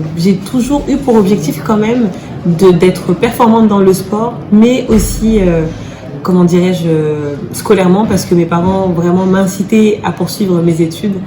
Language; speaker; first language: French; early bilingual, other home language; Wolof